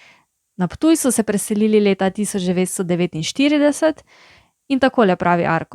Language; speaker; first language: Slovenian; native; Slovenian